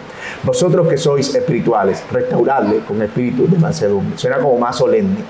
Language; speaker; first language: Spanish; native; Spanish